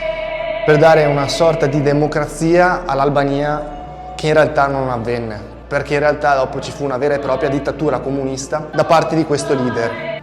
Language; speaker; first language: Italian; native; Italian